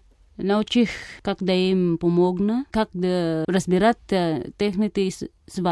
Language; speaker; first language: Bulgarian; non-native, fluent; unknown